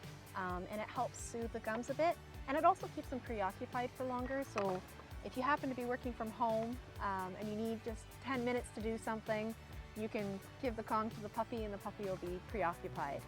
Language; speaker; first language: English; native; English